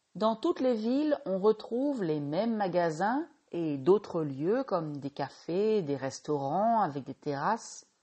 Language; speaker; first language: French; native; French